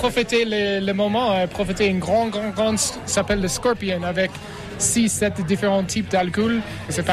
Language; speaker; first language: French; non-native, fluent; English